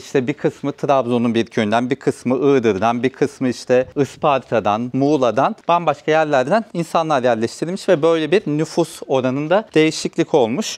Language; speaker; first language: Turkish; native; Turkish